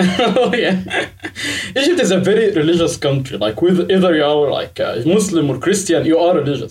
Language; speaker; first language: English; non-native, fluent; Arabic